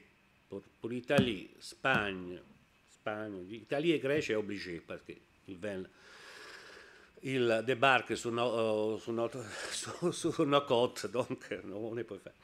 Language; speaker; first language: French; non-native, learner; Italian